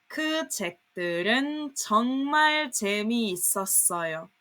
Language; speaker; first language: Korean; non-native, fluent; Serbian